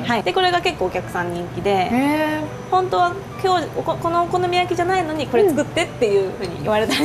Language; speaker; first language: Japanese; native; Japanese